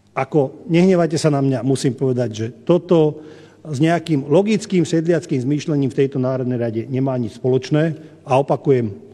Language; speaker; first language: Slovak; non-native, local second language; Hungarian